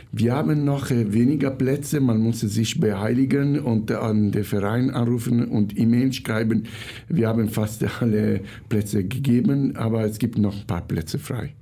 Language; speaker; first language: German; non-native, fluent; Italian